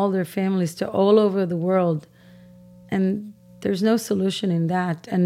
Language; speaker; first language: English; non-native, fluent; Persian